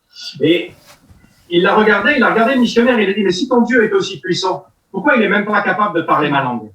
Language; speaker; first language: French; native; French